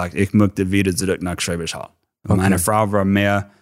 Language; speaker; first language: German; non-native, fluent; English